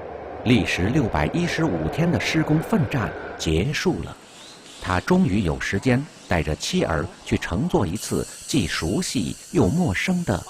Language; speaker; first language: Chinese; native; Chinese